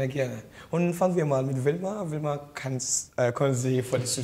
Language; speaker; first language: German; non-native, learner; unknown